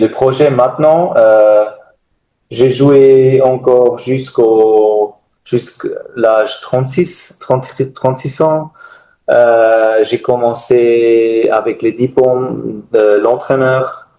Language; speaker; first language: French; non-native, learner; German